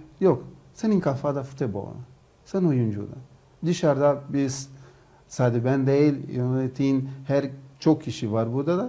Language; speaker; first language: Turkish; non-native, learner; Portuguese